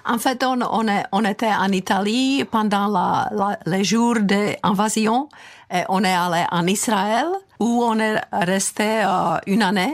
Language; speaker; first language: French; non-native, fluent; Czech